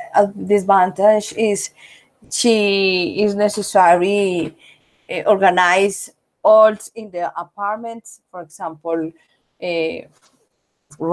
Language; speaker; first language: English; non-native, learner; Spanish